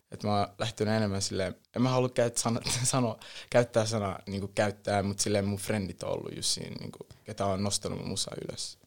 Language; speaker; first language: Finnish; early bilingual, other home language; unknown